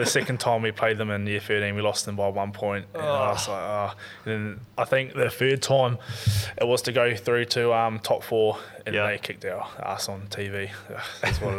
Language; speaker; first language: English; native; English